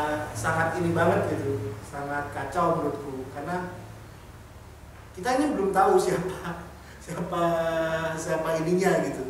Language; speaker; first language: Indonesian; native; Indonesian